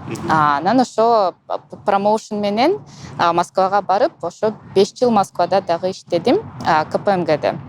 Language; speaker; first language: Kyrgyz; non-native, local second language; Russian